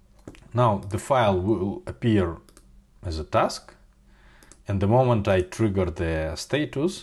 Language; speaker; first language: English; non-native, fluent; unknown